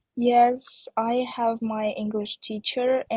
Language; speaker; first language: English; non-native, learner; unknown